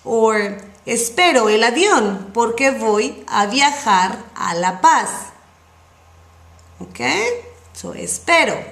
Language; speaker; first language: Spanish; non-native, fluent; English